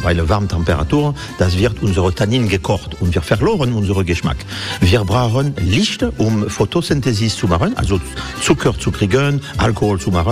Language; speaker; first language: German; non-native, fluent; French